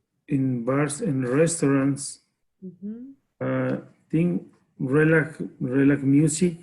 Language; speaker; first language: English; non-native, learner; Spanish